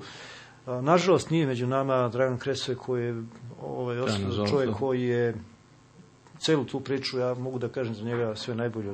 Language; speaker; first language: Serbian; native; Serbian